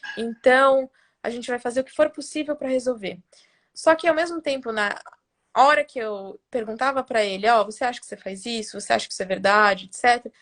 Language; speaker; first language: Portuguese; native; Portuguese